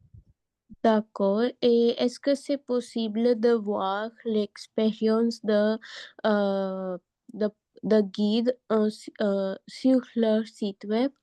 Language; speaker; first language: French; non-native, learner; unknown